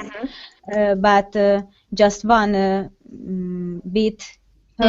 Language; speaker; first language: English; non-native, learner; Hungarian